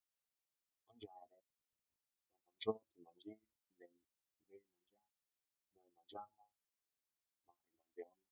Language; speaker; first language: Italian; non-native, learner; English